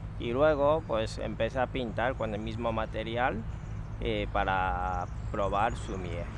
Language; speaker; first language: Spanish; non-native, fluent; Japanese